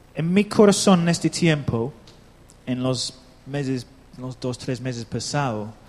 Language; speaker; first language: Spanish; non-native, learner; English